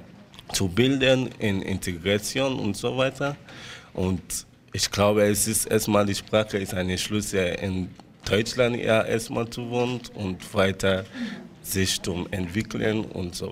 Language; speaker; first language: German; non-native, learner; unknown